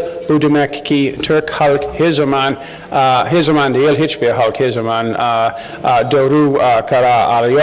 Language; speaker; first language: Turkish; non-native, learner; English